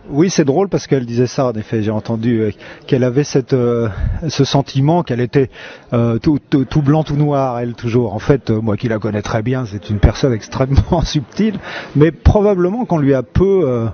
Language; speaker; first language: French; native; French